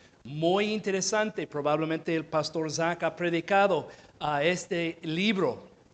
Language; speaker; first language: Spanish; non-native, fluent; English